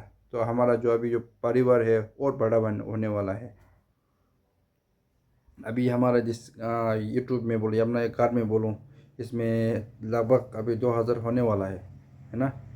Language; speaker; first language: Hindi; non-native, fluent; Tibetan